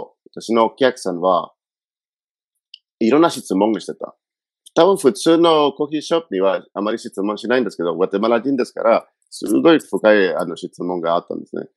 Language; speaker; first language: Japanese; non-native, fluent; Spanish